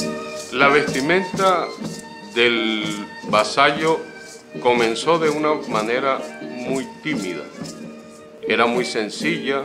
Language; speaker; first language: Spanish; native; Spanish